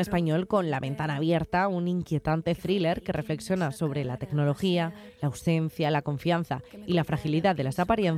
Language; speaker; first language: Spanish; native; Spanish